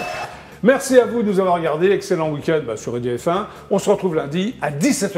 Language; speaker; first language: French; native; French